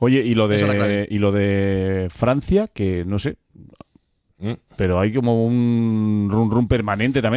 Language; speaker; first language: Spanish; native; Spanish